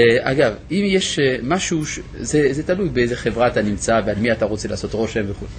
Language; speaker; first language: Hebrew; non-native, fluent; French